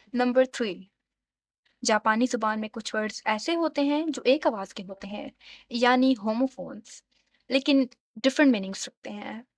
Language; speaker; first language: Urdu; native; Urdu